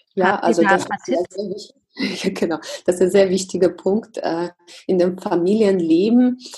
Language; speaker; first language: German; non-native, fluent; Russian